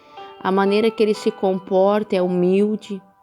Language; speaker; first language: Portuguese; native; Portuguese